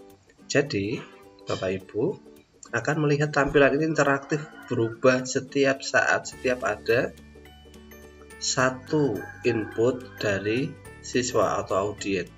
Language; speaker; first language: Indonesian; native; Indonesian